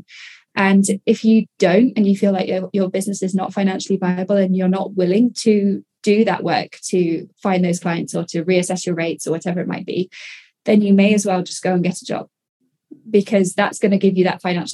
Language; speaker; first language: English; native; English